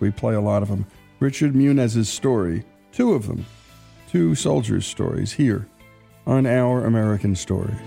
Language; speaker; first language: English; native; English